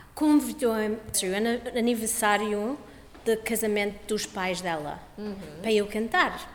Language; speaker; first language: Portuguese; early bilingual, heritage; Portuguese